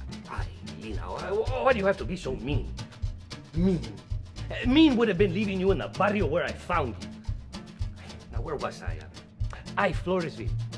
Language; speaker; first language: English; early bilingual, other home language; Spanish